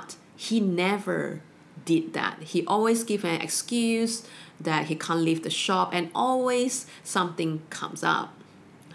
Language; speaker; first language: English; non-native, local second language; Chinese